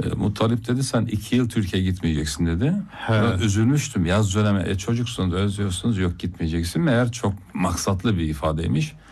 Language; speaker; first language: Turkish; non-native, local second language; Zaza